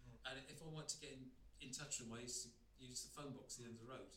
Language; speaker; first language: English; native; English